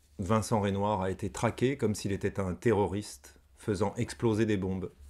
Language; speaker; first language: French; native; French